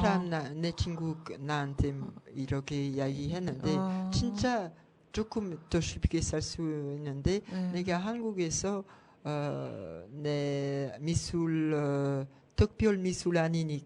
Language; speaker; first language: Korean; non-native, learner; French